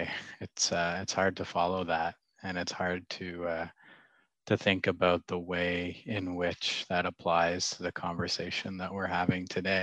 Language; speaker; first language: English; native; English